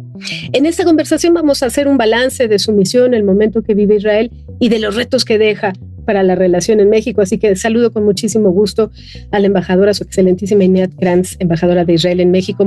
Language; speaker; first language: Spanish; native; Spanish